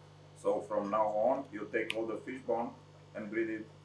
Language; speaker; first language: English; non-native, fluent; Romanian